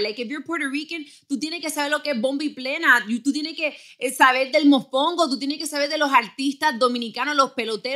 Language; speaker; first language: Spanish; early bilingual, heritage; Spanish